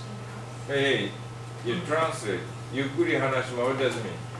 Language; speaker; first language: English; non-native, fluent; Japanese